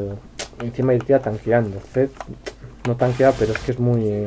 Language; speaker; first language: Spanish; native; Spanish